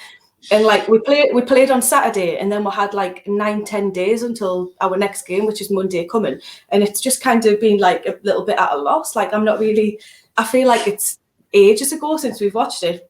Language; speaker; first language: English; native; English